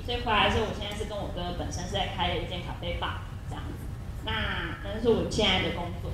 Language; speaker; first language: Chinese; native; Chinese